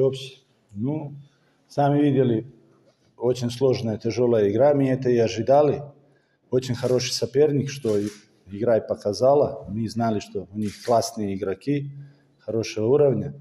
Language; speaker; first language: Russian; non-native, fluent; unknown